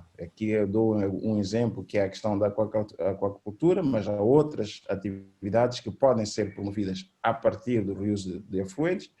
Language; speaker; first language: Portuguese; native; Portuguese